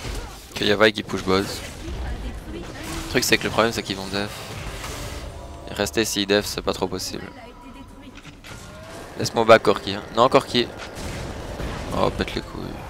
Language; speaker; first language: French; native; French